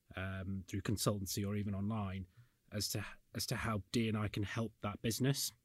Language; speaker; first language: English; native; English